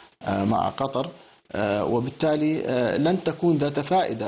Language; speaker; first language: Arabic; native; Arabic